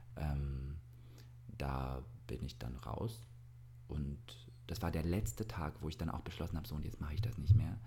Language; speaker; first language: German; early bilingual, other home language; Russian